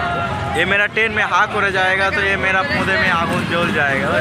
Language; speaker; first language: Hindi; non-native, local second language; Bangla